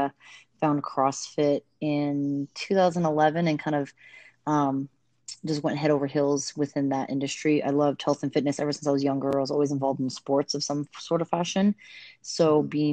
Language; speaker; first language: English; native; English